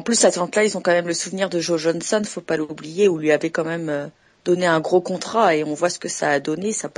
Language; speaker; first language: French; native; French